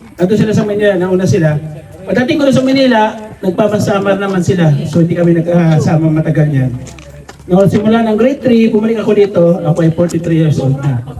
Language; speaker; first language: Filipino; non-native, local second language; Waray